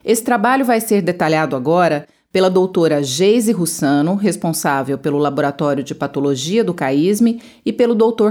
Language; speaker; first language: Portuguese; native; Portuguese